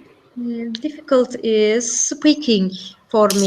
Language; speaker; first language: English; non-native, learner; Turkish